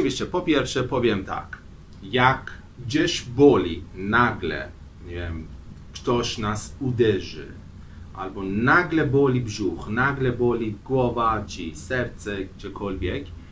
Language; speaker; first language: Polish; non-native, fluent; Persian